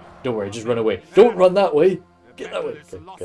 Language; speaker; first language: English; native; English